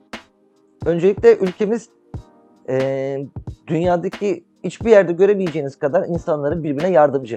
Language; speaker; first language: Turkish; native; Turkish